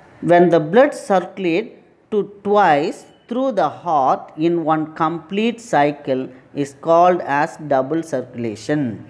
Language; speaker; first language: English; non-native, local second language; Tamil